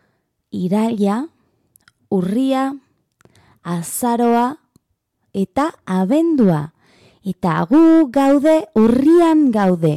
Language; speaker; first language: Basque; non-native, learner; Spanish